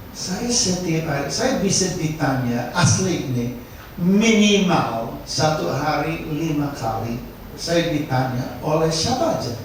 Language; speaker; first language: Indonesian; non-native, fluent; English